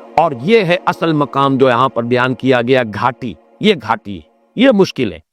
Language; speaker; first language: Urdu; native; Urdu